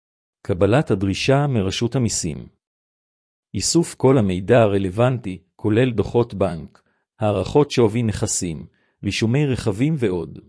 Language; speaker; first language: Hebrew; native; Hebrew